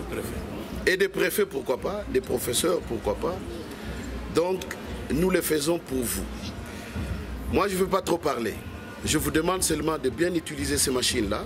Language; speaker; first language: French; non-native, local second language; Kongo